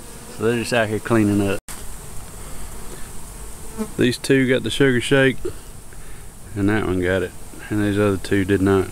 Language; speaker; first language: English; native; English